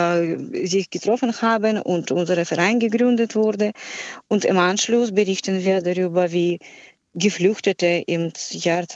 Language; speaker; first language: German; non-native, fluent; Ukrainian